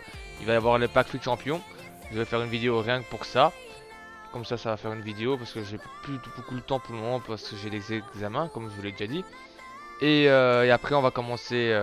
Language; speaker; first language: French; native; French